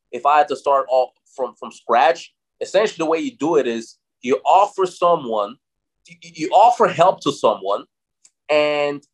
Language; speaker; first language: English; non-native, fluent; German